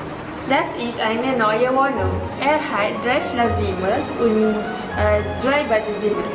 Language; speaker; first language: German; non-native, learner; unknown